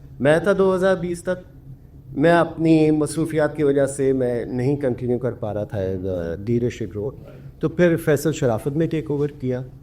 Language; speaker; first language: Urdu; early bilingual, heritage; Urdu